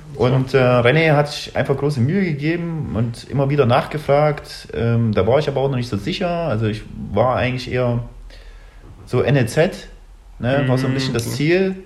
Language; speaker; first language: German; early bilingual, other home language; Russian